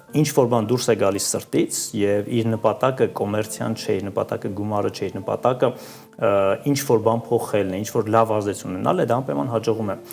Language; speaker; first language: Armenian; native; Armenian